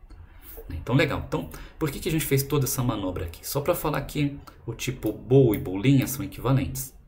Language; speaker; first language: Portuguese; native; Portuguese